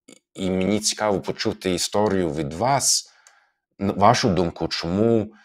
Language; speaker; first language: Ukrainian; non-native, fluent; English